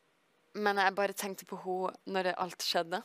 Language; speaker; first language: Norwegian; early bilingual, heritage; French